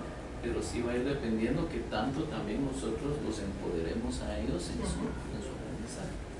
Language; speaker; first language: Spanish; native; Spanish